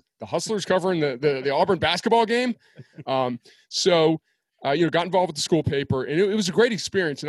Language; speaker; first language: English; native; English